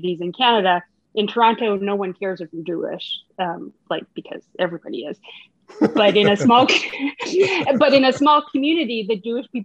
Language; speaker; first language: English; native; English